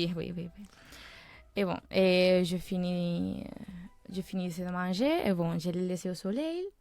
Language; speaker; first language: French; non-native, fluent; Spanish